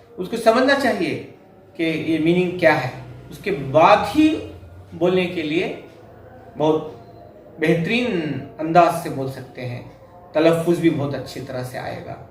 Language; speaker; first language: Urdu; native; Urdu